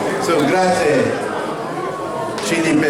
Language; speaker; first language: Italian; non-native, fluent; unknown